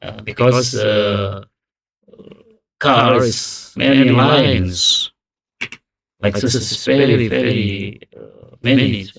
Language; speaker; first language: English; non-native, learner; Indonesian